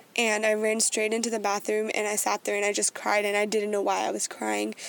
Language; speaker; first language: English; native; English